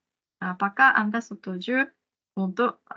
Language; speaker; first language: Indonesian; non-native, fluent; Japanese